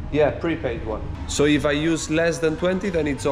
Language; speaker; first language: English; non-native, fluent; Spanish